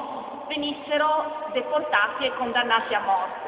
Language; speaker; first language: Italian; native; Italian